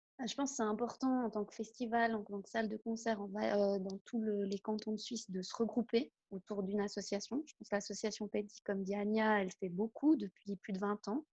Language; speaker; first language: French; native; French